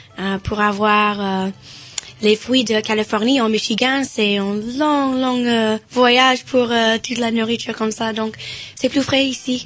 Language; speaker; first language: French; non-native, fluent; English